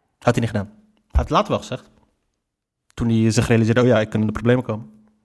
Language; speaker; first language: Dutch; early bilingual, other home language; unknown